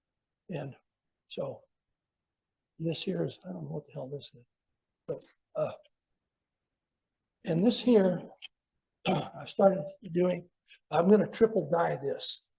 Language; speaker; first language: English; native; English